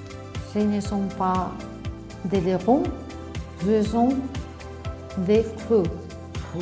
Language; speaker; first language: French; non-native, learner; Spanish